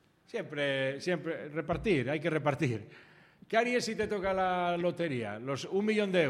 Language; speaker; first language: Spanish; native; Spanish